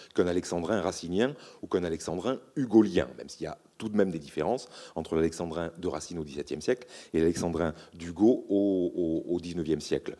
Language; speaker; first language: French; native; French